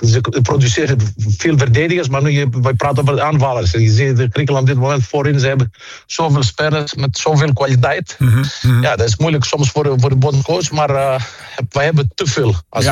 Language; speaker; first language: Dutch; non-native, fluent; Greek